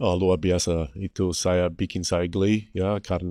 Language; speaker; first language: Indonesian; non-native, fluent; English